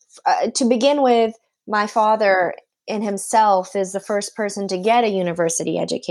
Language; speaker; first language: English; non-native, fluent; Punjabi